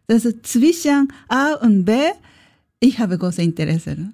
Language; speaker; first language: German; non-native, learner; Japanese